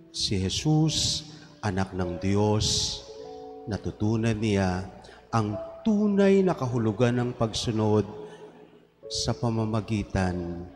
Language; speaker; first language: Filipino; native; Filipino